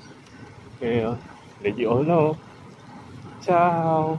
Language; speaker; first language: English; non-native, local second language; Malay